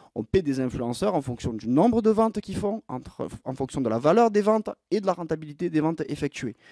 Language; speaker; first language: French; native; French